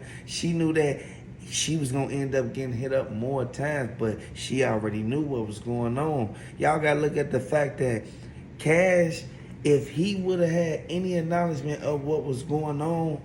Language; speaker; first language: English; native; English